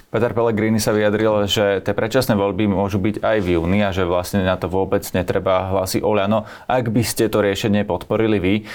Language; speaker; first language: Slovak; native; Slovak